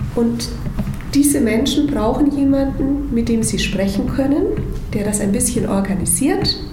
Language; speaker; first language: German; native; German